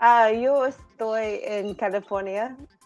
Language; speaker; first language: Spanish; non-native, learner; English